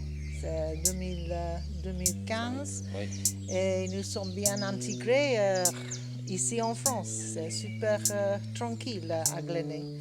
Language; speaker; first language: French; non-native, learner; English